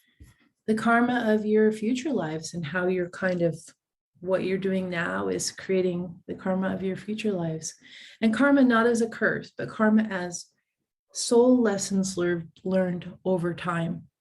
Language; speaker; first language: English; native; English